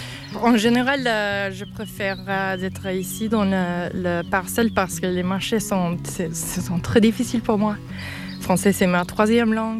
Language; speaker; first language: French; non-native, learner; English